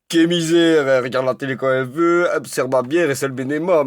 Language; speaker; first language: French; native; French